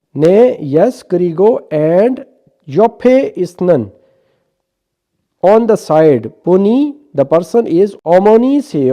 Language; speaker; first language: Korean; non-native, learner; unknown